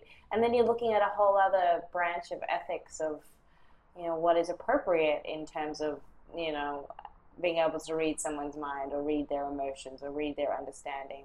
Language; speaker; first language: English; native; English